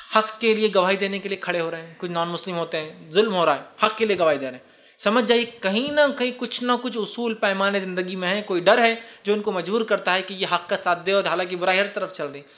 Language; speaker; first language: Urdu; native; Urdu